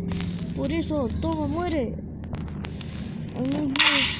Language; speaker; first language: Spanish; native; Spanish